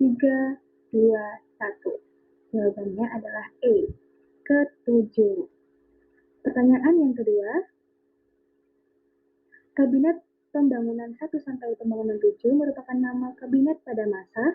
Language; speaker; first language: Indonesian; native; Indonesian